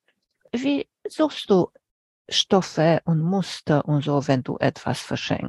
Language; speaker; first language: German; non-native, fluent; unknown